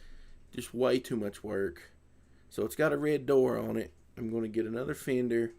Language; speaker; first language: English; native; English